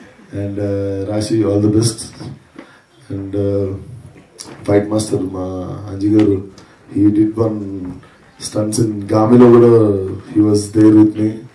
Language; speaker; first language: Telugu; native; Telugu